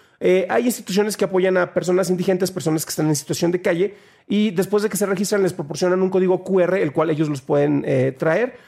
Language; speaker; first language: Spanish; native; Spanish